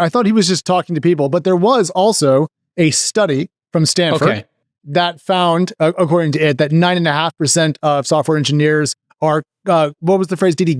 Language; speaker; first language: English; native; English